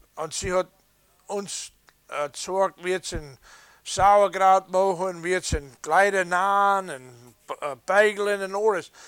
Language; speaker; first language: German; early bilingual, heritage; English